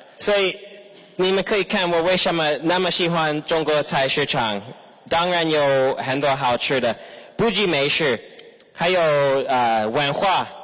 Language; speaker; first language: Chinese; non-native, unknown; English